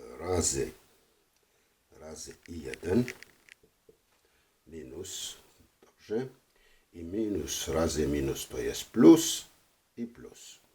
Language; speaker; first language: Polish; non-native, fluent; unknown